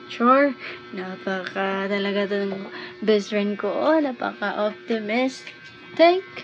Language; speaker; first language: Filipino; non-native, local second language; Cebuano